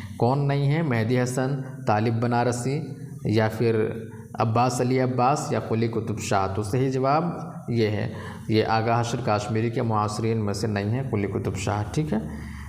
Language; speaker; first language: Hindi; non-native, local second language; Urdu